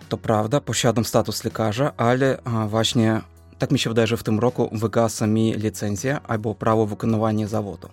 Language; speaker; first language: Polish; non-native, fluent; Russian